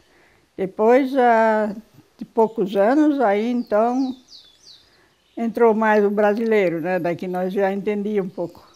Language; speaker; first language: Portuguese; non-native, local second language; German